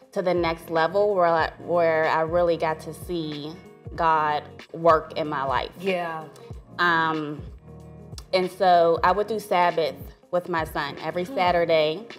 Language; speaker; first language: English; native; English